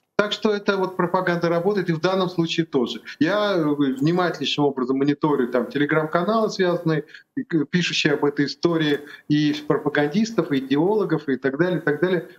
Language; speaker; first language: Russian; native; Russian